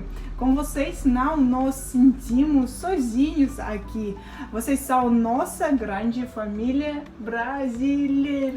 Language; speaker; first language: Portuguese; non-native, fluent; Russian